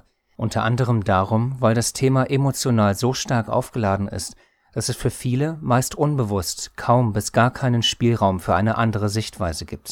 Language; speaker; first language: German; native; German